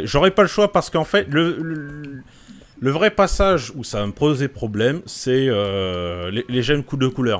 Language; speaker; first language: French; native; French